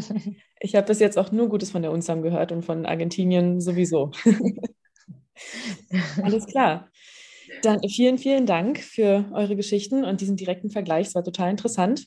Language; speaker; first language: German; native; German